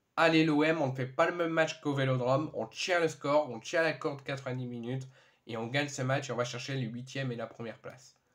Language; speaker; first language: French; native; French